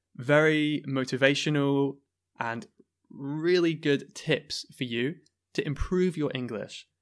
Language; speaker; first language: English; native; English